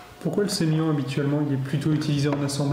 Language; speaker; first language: French; native; French